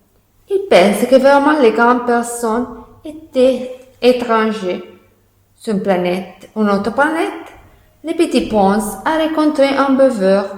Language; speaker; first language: French; non-native, learner; Italian